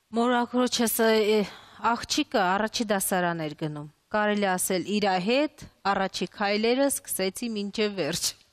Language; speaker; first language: Armenian; early bilingual, other home language; Russian